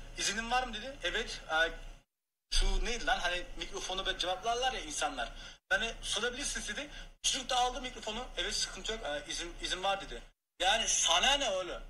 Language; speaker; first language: Turkish; early bilingual, heritage; Turkish